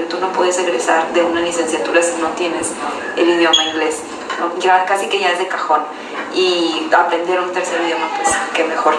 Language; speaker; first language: Spanish; native; Spanish